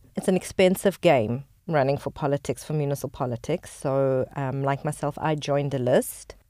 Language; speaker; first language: English; native; English